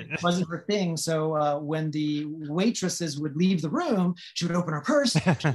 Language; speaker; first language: English; native; English